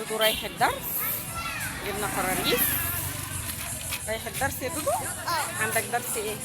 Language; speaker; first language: Arabic; native; Arabic